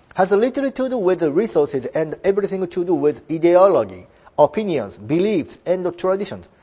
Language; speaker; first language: English; non-native, fluent; Japanese